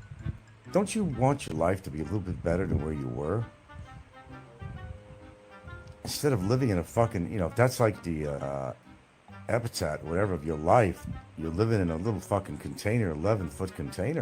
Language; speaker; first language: English; native; English